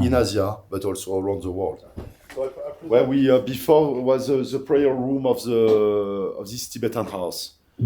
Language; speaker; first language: English; non-native, fluent; French